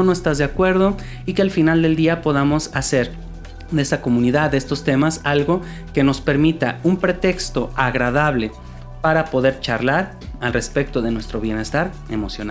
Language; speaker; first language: Spanish; native; Spanish